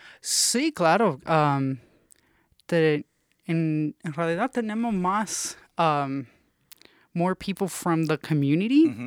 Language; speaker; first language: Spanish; early bilingual, heritage; English